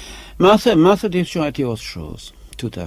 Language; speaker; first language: French; non-native, fluent; English